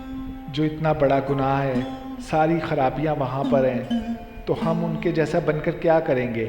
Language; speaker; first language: Urdu; native; Urdu